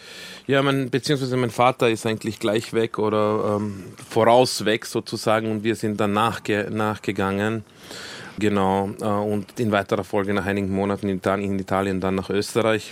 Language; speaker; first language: German; early bilingual, other home language; Croatian